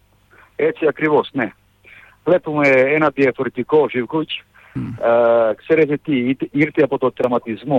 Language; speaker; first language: Greek; non-native, fluent; Serbian